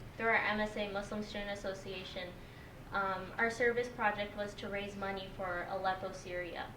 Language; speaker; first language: English; early bilingual, other home language; Urdu